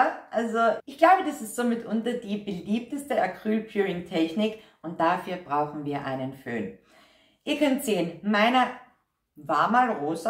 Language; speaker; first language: German; native; German